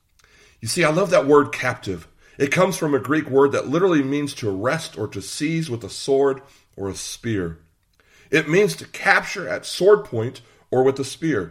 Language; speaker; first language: English; native; English